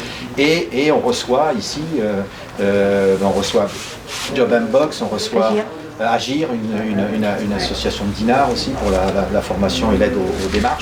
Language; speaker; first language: French; native; French